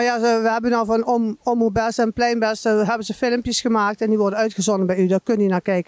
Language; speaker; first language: Dutch; native; Dutch